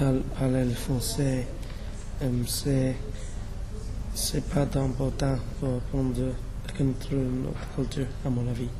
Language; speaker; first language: French; non-native, learner; English